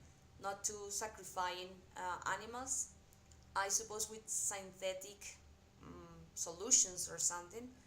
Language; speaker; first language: English; non-native, fluent; Spanish